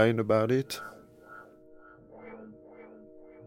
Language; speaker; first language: English; non-native, fluent; French